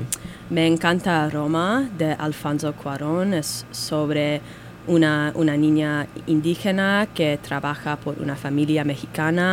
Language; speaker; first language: Spanish; non-native, learner; English